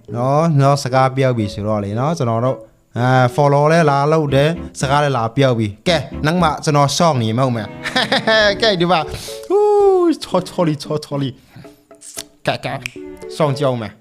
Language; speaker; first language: Burmese; non-native, local second language; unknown